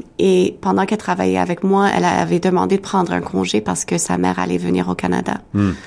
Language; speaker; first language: French; native; French